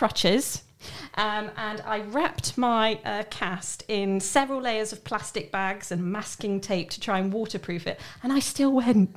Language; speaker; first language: English; native; English